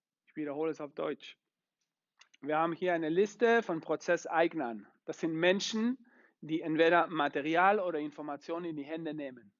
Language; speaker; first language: German; non-native, fluent; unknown